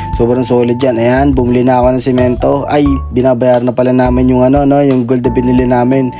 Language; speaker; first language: Filipino; native; Filipino